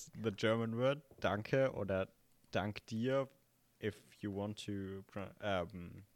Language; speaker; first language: English; non-native, fluent; German